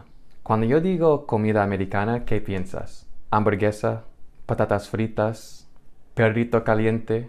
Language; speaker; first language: Spanish; non-native, fluent; English